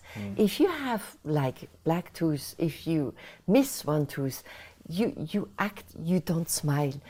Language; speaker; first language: English; non-native, fluent; Swiss German